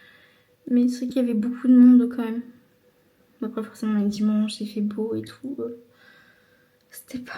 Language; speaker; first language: French; native; French